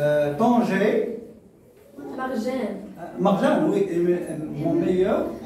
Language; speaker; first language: French; non-native, local second language; Arabic